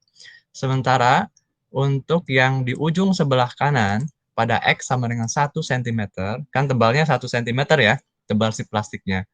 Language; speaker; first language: Indonesian; native; Indonesian